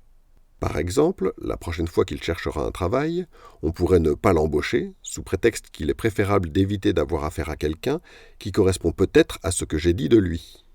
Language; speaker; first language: French; native; French